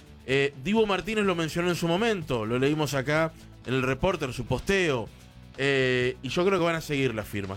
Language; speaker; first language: Spanish; native; Spanish